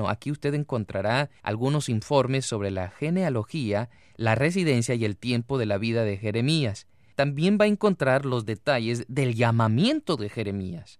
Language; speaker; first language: Spanish; native; Spanish